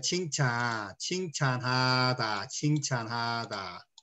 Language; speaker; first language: Korean; non-native, fluent; Spanish